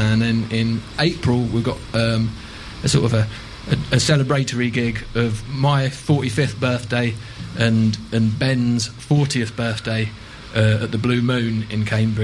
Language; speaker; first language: English; native; English